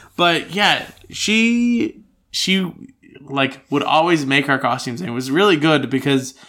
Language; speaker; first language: English; native; English